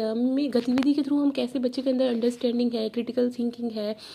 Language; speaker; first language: Hindi; native; Hindi